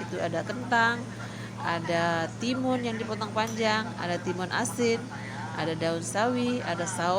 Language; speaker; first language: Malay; non-native, local second language; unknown